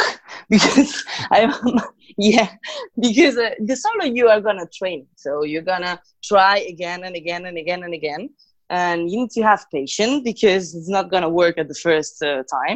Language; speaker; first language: English; non-native, fluent; Spanish